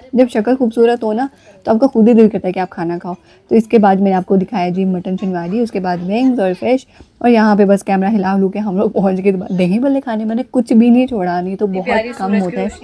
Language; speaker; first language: Urdu; native; Urdu